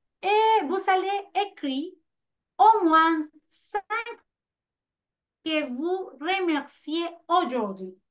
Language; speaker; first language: French; non-native, fluent; Spanish